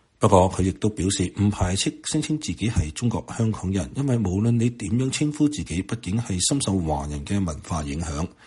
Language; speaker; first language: Chinese; non-native, local second language; Cantonese